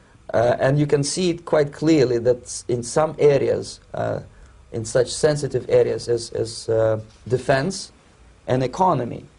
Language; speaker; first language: English; non-native, fluent; Russian